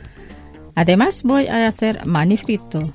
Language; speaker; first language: Spanish; non-native, local second language; Indonesian